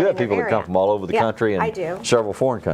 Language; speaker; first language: English; native; English